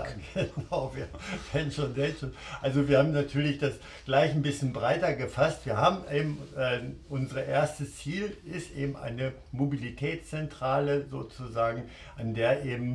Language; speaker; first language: German; native; German